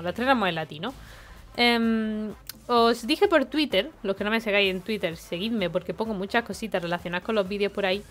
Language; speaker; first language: Spanish; native; Spanish